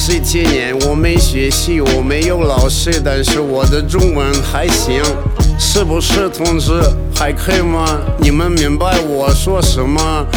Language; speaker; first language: Chinese; non-native, learner; Russian